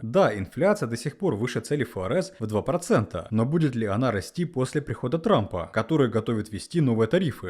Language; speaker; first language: Russian; native; Russian